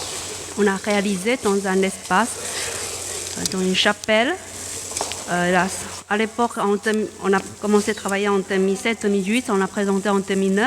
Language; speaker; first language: French; non-native, fluent; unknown